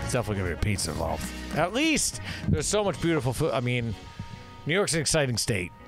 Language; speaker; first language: English; native; English